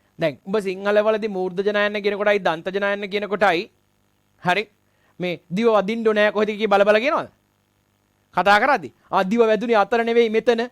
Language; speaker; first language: Sinhala; non-native, local second language; Tamil